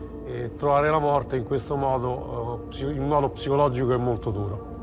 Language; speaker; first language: Italian; native; Italian